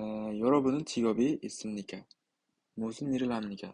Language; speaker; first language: Korean; non-native, fluent; Uzbek